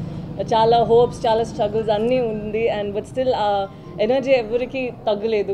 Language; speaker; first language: Telugu; non-native, learner; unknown